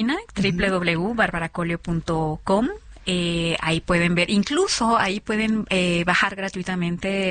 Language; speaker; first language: Spanish; native; Spanish